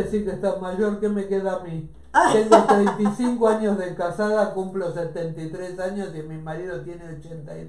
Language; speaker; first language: Spanish; native; Spanish